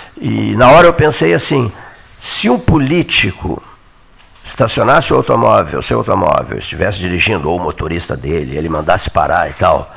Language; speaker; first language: Portuguese; native; Portuguese